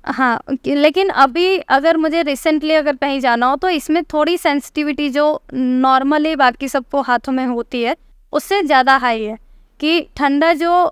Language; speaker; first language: Hindi; native; Hindi